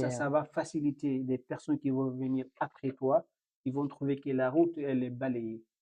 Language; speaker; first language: French; non-native, local second language; Fula